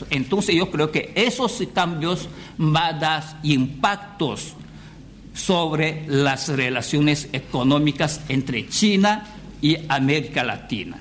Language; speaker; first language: Spanish; non-native, fluent; Chinese